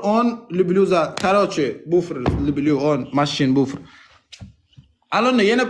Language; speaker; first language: Russian; non-native, learner; Turkmen